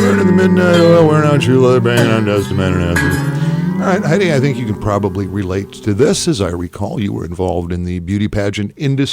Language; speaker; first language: English; native; English